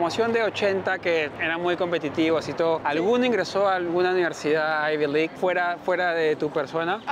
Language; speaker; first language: Spanish; native; Spanish